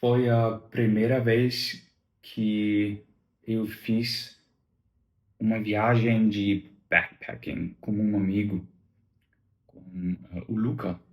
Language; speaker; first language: Portuguese; non-native, learner; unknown